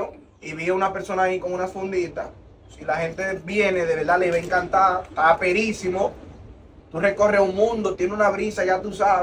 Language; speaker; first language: Spanish; native; Spanish